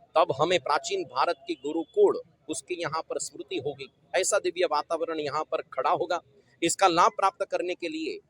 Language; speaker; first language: Hindi; non-native, local second language; Gujarati